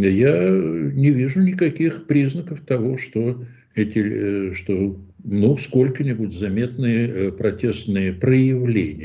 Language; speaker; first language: Russian; native; Russian